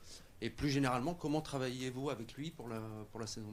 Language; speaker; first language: French; native; French